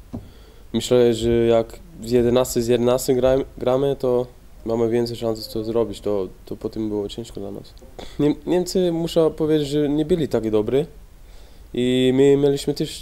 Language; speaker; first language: Polish; early bilingual, heritage; Polish